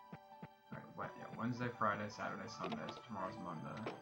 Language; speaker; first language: English; native; English